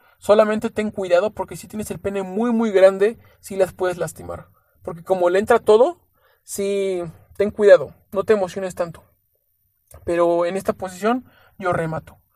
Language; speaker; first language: Spanish; native; Spanish